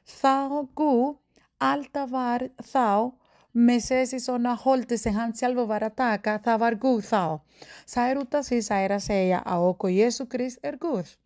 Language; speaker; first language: Icelandic; non-native, learner; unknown